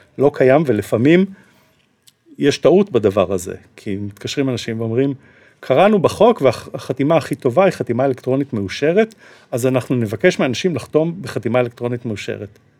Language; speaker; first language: Hebrew; native; Hebrew